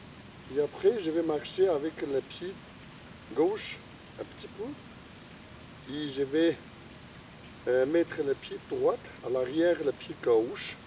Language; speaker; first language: French; non-native, learner; Chinese